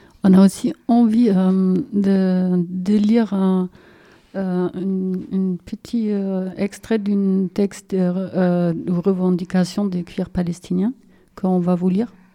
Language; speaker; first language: French; non-native, fluent; German